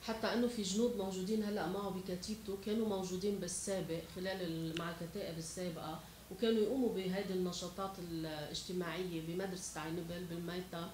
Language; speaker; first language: Arabic; native; Arabic